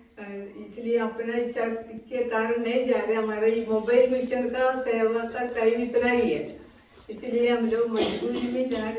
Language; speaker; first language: Hindi; non-native, local second language; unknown